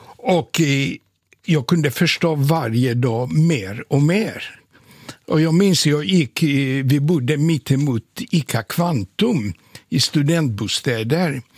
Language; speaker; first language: Swedish; non-native, fluent; Polish